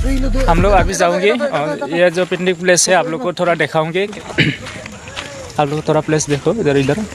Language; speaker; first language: Hindi; non-native, local second language; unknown